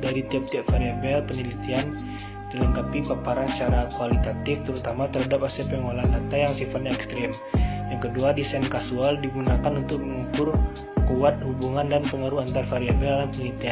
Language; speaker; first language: Indonesian; native; Indonesian